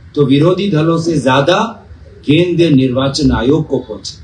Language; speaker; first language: Hindi; non-native, local second language; Assamese